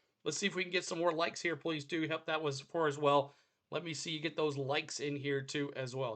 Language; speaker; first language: English; native; English